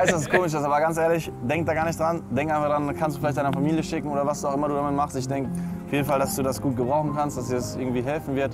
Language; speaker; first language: German; native; German